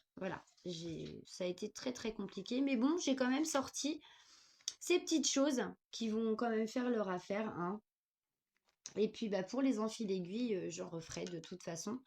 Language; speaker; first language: French; native; French